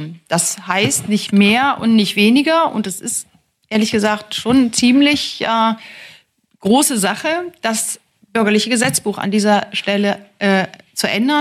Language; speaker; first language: German; native; German